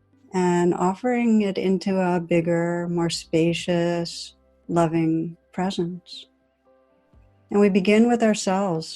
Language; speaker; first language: English; native; English